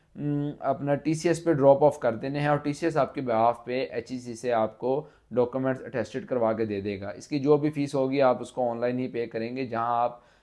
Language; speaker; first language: Urdu; non-native, local second language; Punjabi